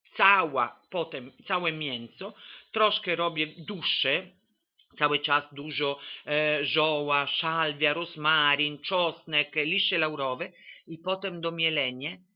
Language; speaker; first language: Polish; non-native, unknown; Italian